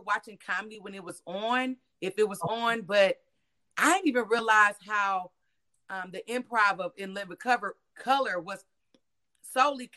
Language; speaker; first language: English; native; English